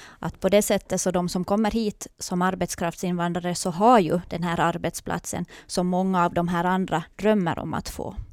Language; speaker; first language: Swedish; native; Swedish